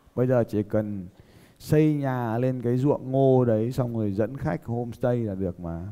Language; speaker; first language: Vietnamese; native; Vietnamese